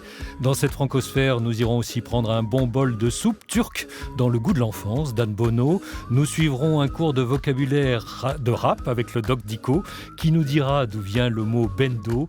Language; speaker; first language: French; native; French